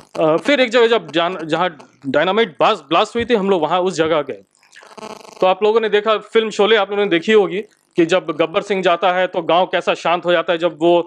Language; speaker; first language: Hindi; native; Hindi